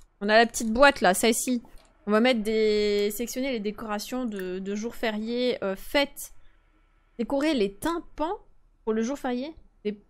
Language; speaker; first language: French; early bilingual, other home language; Polish